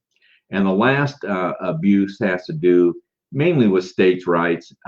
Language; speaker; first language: English; native; English